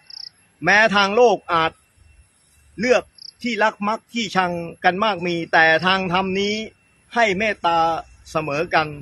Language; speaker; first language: Thai; native; Thai